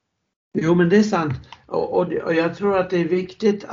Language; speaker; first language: Swedish; non-native, fluent; English